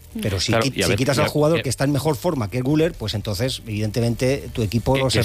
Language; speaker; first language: Spanish; native; Spanish